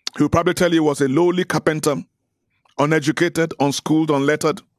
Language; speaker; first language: English; non-native, local second language; Yoruba